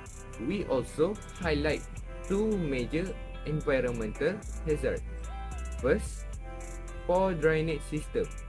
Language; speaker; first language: English; non-native, local second language; Malay